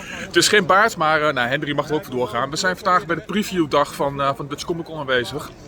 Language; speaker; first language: Dutch; native; Dutch